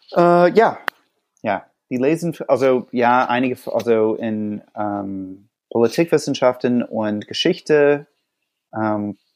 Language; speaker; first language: German; non-native, fluent; English